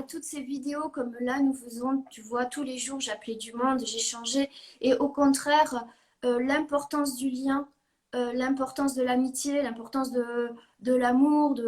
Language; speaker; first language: French; native; French